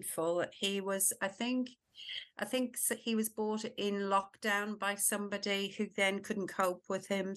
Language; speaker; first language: English; native; English